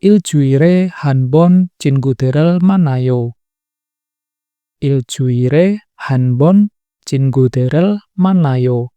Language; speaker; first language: Korean; non-native, fluent; Indonesian